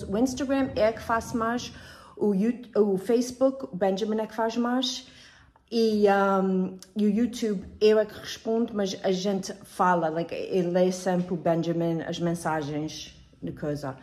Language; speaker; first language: Portuguese; early bilingual, heritage; Portuguese